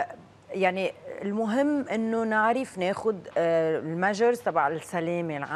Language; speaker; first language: Arabic; native; Arabic